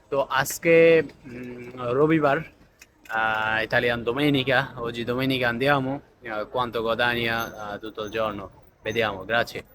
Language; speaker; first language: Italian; non-native, learner; Bangla